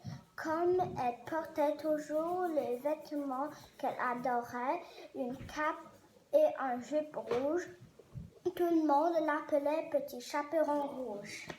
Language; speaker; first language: French; non-native, learner; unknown